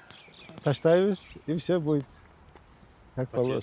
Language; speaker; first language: Russian; non-native, local second language; Kyrgyz